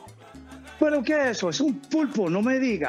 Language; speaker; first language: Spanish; early bilingual, heritage; English